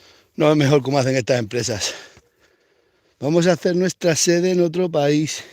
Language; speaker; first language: Spanish; native; Spanish